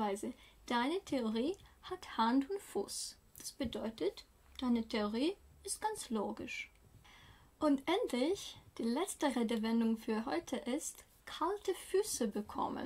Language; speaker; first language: German; non-native, fluent; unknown